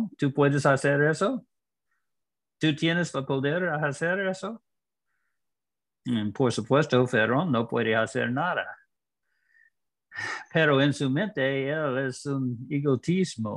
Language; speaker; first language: Spanish; non-native, learner; English